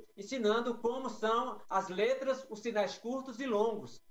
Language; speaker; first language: Portuguese; native; Portuguese